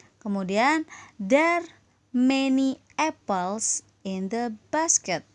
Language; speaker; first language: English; non-native, fluent; Indonesian